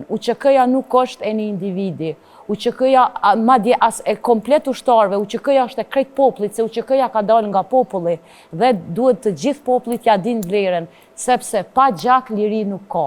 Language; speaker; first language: Albanian; native; Albanian